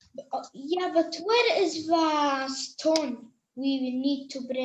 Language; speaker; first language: English; non-native, learner; Arabic